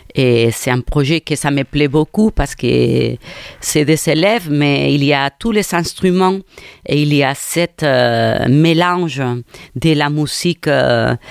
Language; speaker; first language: French; non-native, fluent; Spanish